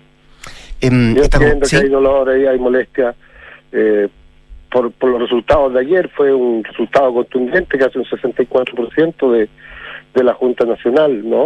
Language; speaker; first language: Spanish; native; Spanish